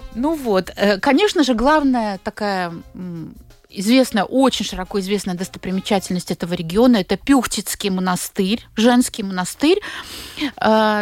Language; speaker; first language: Russian; native; Russian